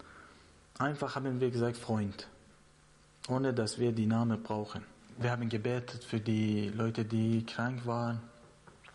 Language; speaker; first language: German; non-native, learner; Persian